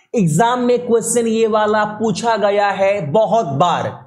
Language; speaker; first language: Hindi; native; Hindi